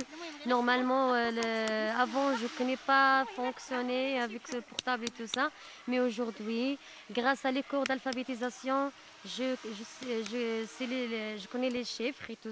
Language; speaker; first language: French; non-native, learner; Tachelhit